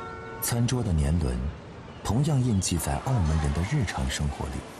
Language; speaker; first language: Chinese; native; Chinese